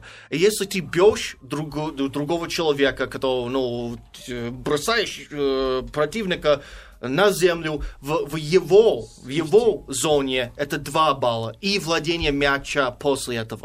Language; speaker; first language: Russian; non-native, fluent; English